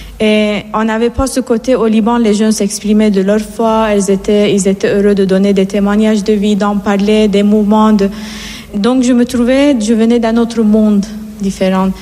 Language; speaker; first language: French; non-native, fluent; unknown